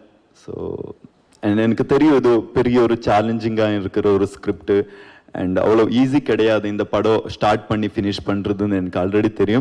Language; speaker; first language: Tamil; non-native, learner; Kannada